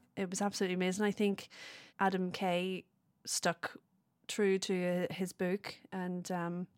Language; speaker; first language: English; native; English